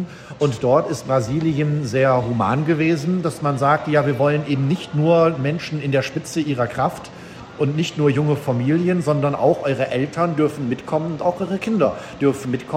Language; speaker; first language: German; native; German